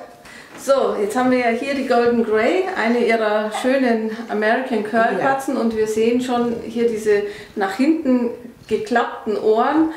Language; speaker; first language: German; native; German